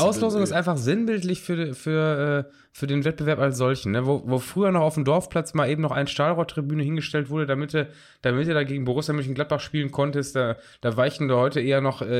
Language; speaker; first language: German; native; German